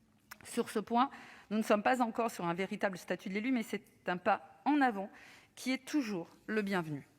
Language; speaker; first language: French; native; French